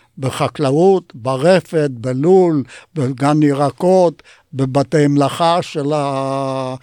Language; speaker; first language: Hebrew; non-native, fluent; Polish